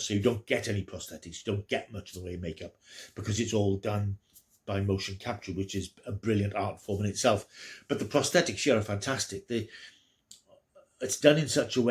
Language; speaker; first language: English; native; English